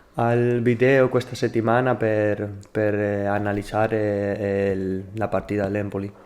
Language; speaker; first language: Italian; non-native, learner; Spanish